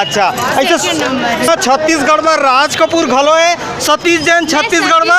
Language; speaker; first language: Hindi; non-native, local second language; Chhattisgarhi